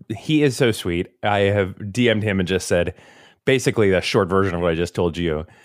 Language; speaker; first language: English; native; English